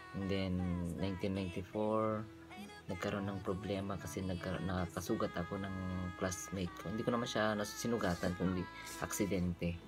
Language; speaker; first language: Filipino; non-native, local second language; Iloko